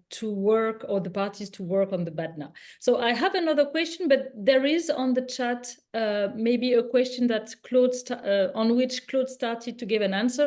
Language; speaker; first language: English; non-native, fluent; French